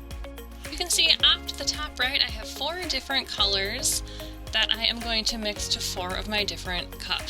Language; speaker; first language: English; native; English